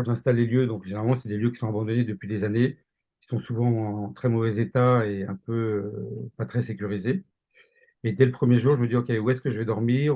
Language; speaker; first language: French; native; French